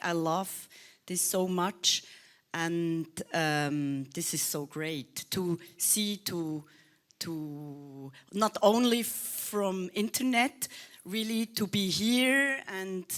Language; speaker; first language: English; non-native, learner; Swiss German